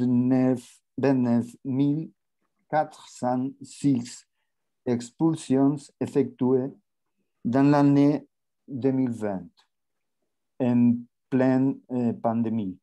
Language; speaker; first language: French; non-native, learner; Spanish